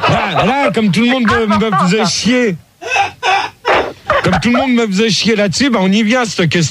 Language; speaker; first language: French; native; French